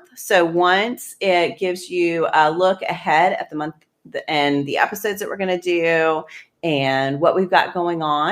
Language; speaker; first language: English; native; English